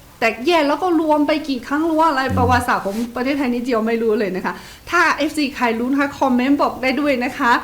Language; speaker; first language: Thai; non-native, fluent; Chinese